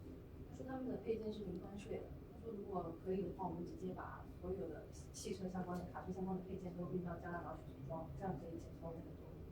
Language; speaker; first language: Chinese; native; Chinese